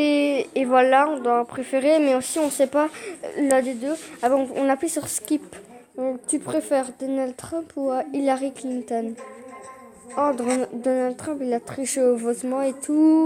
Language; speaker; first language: French; native; French